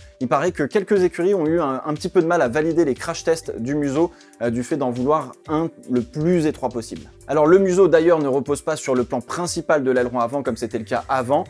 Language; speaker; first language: French; native; French